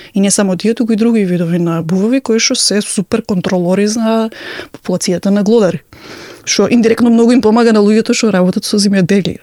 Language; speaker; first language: Macedonian; native; Macedonian